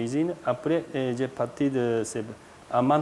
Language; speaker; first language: French; non-native, learner; Japanese